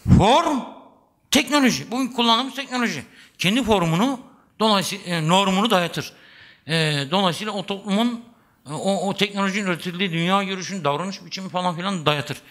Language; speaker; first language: Turkish; native; Turkish